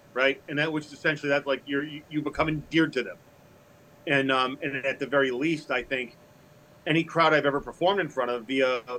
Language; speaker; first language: English; native; English